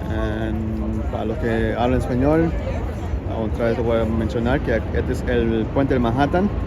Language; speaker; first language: Spanish; early bilingual, heritage; Spanish